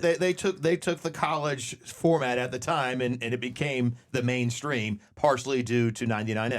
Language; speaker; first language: English; native; English